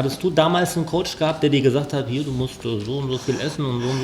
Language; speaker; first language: German; native; German